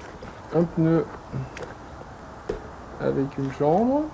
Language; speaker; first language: French; native; French